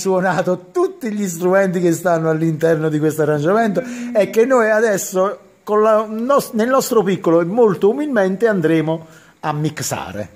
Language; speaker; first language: Italian; native; Italian